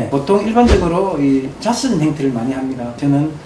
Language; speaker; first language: Korean; native; Korean